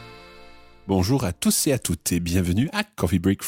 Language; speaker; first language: French; non-native, fluent; English